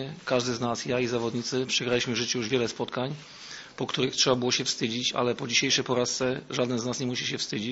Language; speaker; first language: Polish; native; Polish